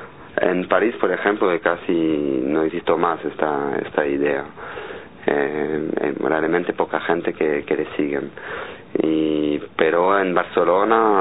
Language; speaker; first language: Spanish; non-native, fluent; French